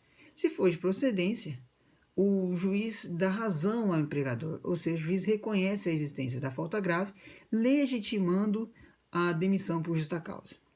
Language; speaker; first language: Portuguese; native; Portuguese